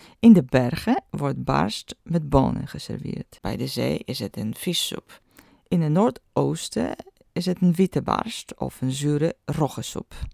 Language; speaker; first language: Dutch; non-native, fluent; Polish